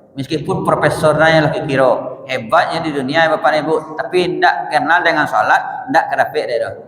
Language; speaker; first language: Malay; non-native, local second language; Minangkabau